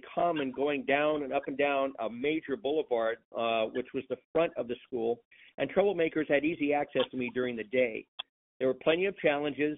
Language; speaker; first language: English; native; English